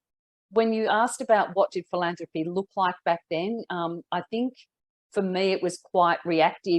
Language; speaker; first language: English; native; English